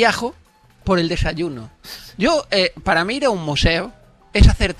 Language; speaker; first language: Spanish; native; Spanish